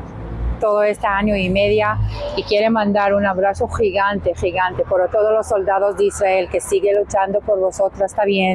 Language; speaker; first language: Spanish; non-native, learner; Hebrew